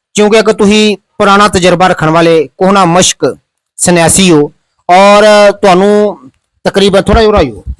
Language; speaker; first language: Urdu; non-native, local second language; Punjabi